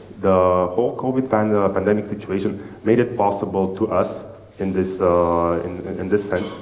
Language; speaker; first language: English; non-native, fluent; Romanian